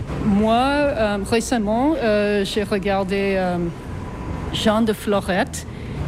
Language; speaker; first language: French; non-native, fluent; English